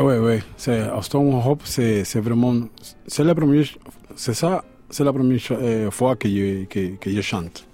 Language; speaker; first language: French; non-native, learner; Spanish